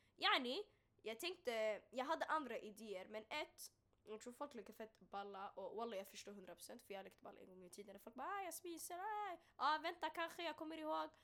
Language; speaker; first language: Swedish; early bilingual, other home language; Tigrinya